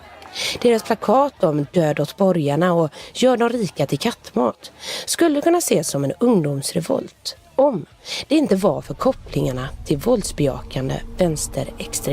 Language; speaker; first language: Swedish; native; Swedish